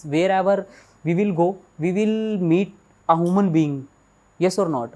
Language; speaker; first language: English; non-native, local second language; Hindi